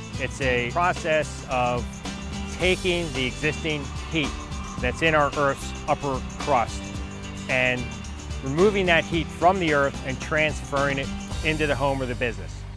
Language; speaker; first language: English; native; English